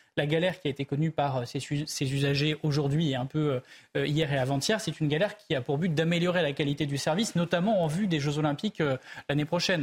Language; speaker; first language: French; native; French